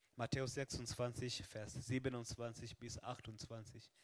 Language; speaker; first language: German; non-native, fluent; Swahili